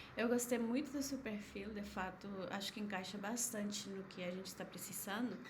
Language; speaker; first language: Portuguese; non-native, fluent; Spanish